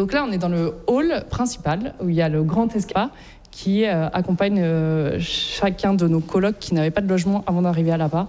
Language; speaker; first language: French; native; French